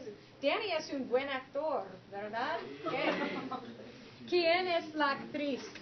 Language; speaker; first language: Spanish; non-native, fluent; English